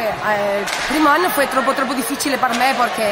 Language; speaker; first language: Italian; non-native, learner; Spanish